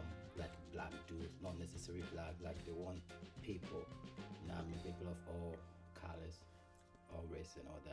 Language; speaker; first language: English; non-native, local second language; Akan